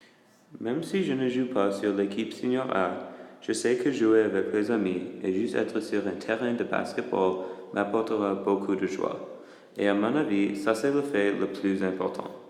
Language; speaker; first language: French; early bilingual, other home language; English